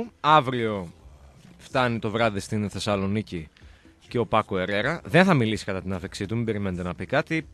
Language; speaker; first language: Greek; native; Greek